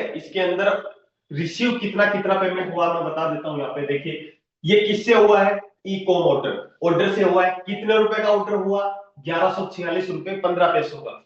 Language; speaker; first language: Hindi; native; Hindi